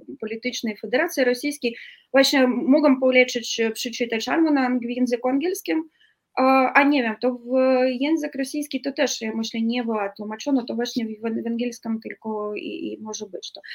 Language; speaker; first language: Polish; non-native, fluent; Russian